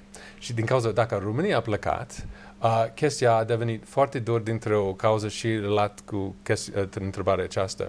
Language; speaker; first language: Romanian; non-native, learner; English